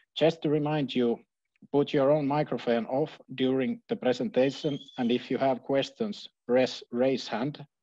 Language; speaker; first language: English; non-native, fluent; Finnish